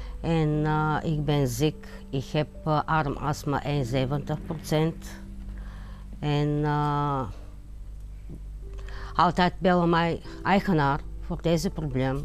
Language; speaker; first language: Dutch; non-native, learner; Bulgarian